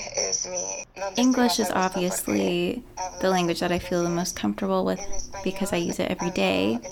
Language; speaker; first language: English; native; English